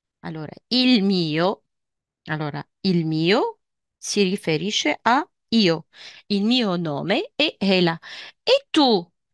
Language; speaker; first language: Italian; non-native, fluent; Arabic